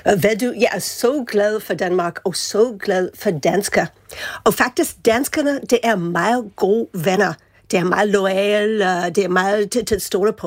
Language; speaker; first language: Danish; non-native, fluent; English